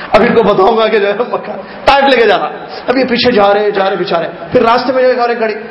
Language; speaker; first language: Urdu; native; Urdu